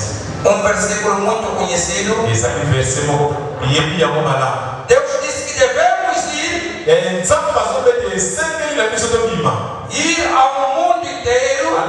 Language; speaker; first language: Portuguese; non-native, fluent; Lingala